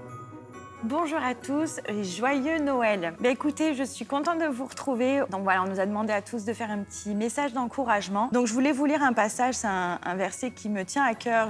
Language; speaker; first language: French; native; French